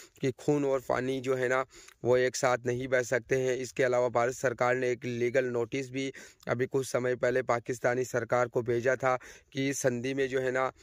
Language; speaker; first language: Hindi; native; Hindi